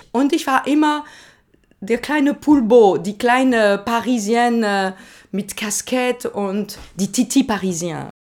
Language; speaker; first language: German; non-native, learner; French